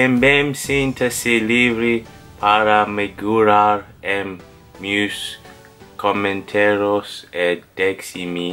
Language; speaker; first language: Portuguese; non-native, learner; English